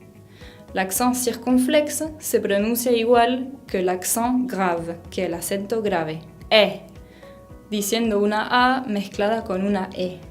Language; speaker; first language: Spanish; non-native, fluent; French